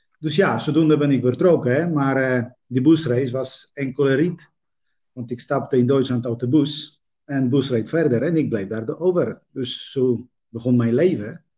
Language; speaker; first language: Dutch; non-native, fluent; Polish